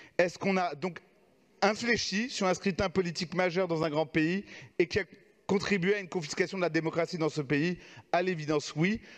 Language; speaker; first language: French; native; French